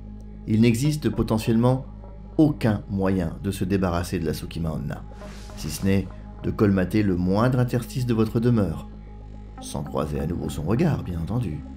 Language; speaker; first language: French; native; French